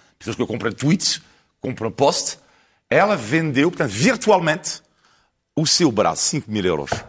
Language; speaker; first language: Portuguese; non-native, fluent; French